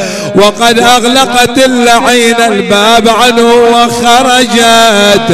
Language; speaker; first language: Arabic; native; Arabic